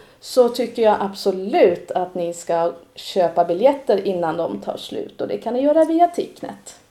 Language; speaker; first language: Swedish; native; Swedish